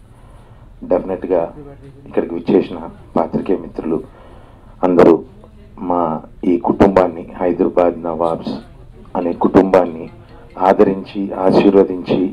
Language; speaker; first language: Telugu; native; Telugu